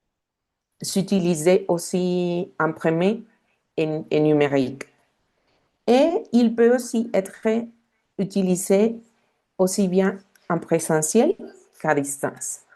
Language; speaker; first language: French; non-native, fluent; Spanish